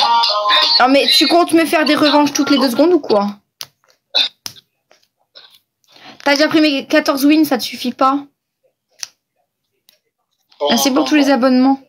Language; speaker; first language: French; native; French